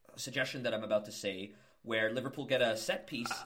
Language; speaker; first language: English; native; English